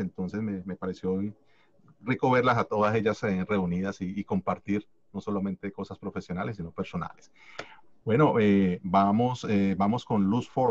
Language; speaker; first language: Spanish; native; Spanish